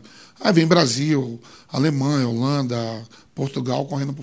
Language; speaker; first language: Portuguese; native; Portuguese